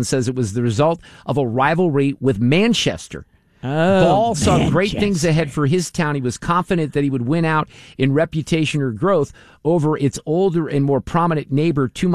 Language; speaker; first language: English; native; English